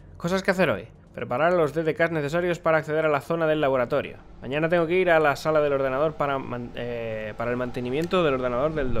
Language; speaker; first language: Spanish; native; Spanish